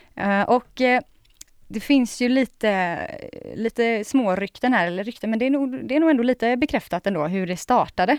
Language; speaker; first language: Swedish; native; Swedish